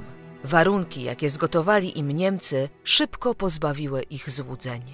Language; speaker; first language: Polish; native; Polish